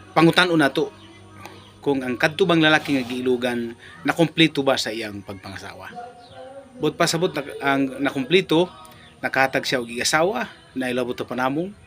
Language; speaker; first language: Cebuano; non-native, local second language; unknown